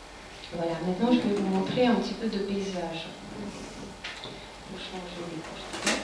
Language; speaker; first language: French; non-native, fluent; Russian